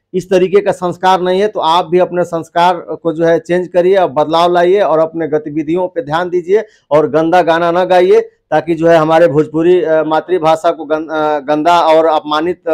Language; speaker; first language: Hindi; non-native, local second language; Bhojpuri